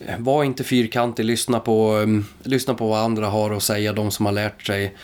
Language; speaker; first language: Swedish; native; Swedish